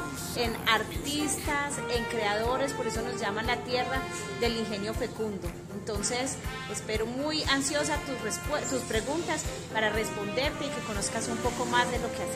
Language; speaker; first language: Spanish; native; Spanish